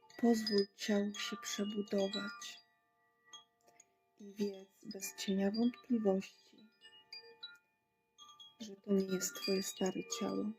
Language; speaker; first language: Polish; native; Polish